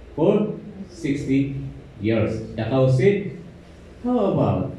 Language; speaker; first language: English; non-native, local second language; Filipino